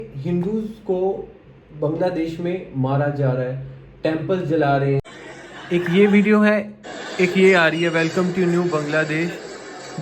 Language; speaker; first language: Hindi; native; Hindi